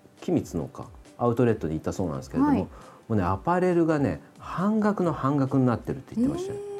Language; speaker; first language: Japanese; native; Japanese